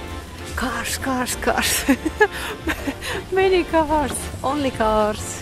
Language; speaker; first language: English; non-native, learner; Russian